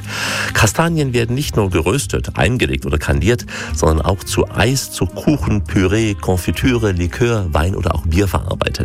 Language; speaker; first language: German; native; German